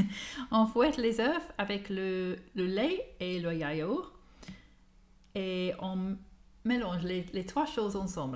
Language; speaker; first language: French; non-native, learner; English